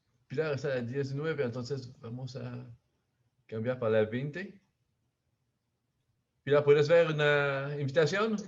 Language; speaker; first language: Spanish; non-native, learner; French